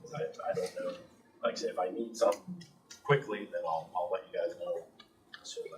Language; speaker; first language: English; native; English